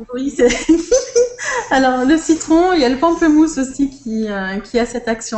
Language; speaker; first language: French; native; French